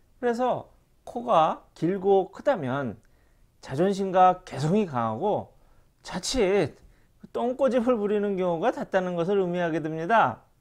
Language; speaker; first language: Korean; native; Korean